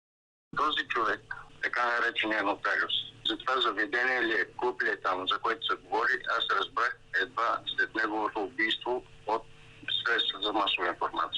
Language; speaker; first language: Bulgarian; native; Bulgarian